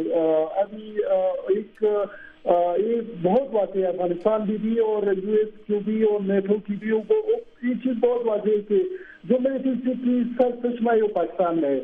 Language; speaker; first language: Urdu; non-native, fluent; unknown